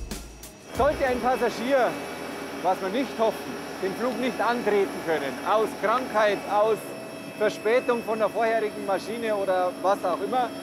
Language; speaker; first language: German; native; German